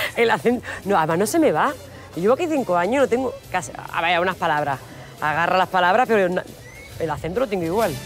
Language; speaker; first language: Spanish; native; Spanish